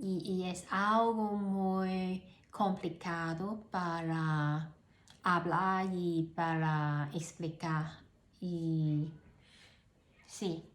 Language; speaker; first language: Spanish; non-native, learner; Cantonese